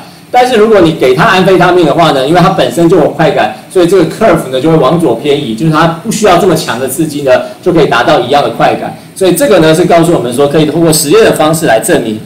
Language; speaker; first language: Chinese; native; Chinese